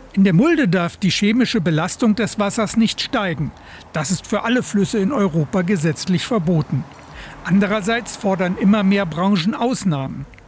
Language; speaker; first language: German; native; German